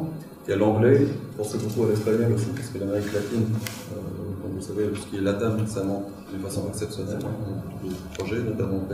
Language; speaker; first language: French; non-native, local second language; Arabic